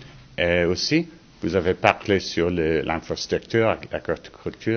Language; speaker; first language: French; non-native, learner; English